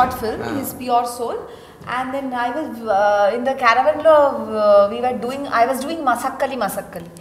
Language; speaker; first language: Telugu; non-native, local second language; Bangla